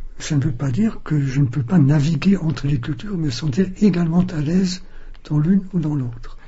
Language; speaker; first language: French; non-native, fluent; German